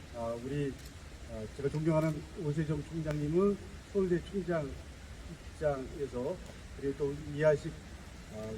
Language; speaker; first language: Korean; native; Korean